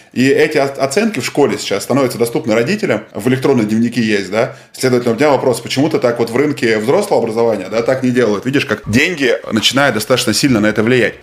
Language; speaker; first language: Russian; native; Russian